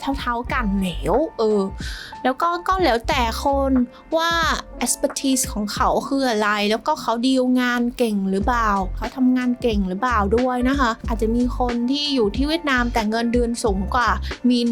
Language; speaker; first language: Thai; non-native, fluent; Vietnamese